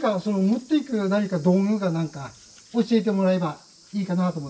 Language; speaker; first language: Japanese; native; Japanese